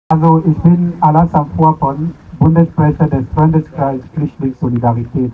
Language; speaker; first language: German; non-native, fluent; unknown